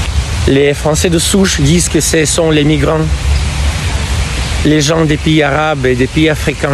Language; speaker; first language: French; non-native, fluent; Russian